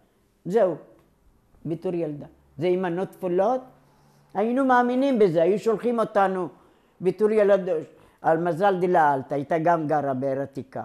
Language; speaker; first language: Hebrew; non-native, local second language; Ladino